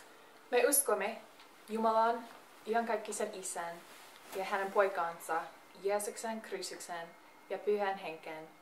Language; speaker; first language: Finnish; non-native, fluent; English